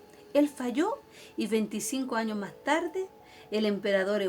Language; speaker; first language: Spanish; native; Spanish